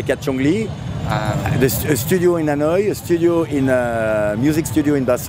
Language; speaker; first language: English; non-native, fluent; French